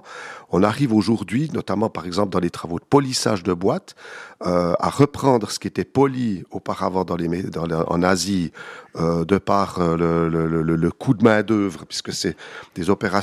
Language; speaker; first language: French; native; French